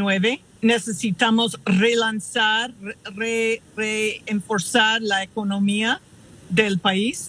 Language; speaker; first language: Spanish; non-native, fluent; English